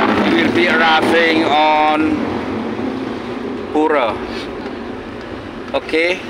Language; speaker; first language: English; non-native, learner; Indonesian